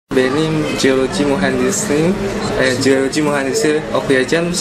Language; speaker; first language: Turkish; non-native, learner; Indonesian